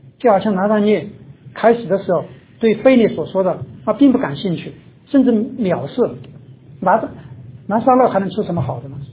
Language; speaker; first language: Chinese; native; Chinese